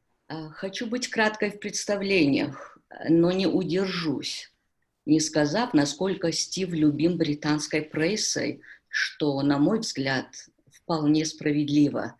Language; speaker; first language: Russian; native; Russian